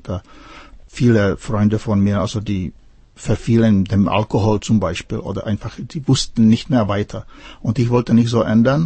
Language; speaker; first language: German; non-native, fluent; Czech